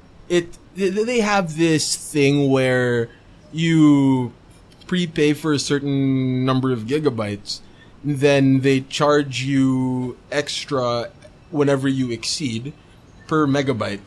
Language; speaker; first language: English; non-native, local second language; Cebuano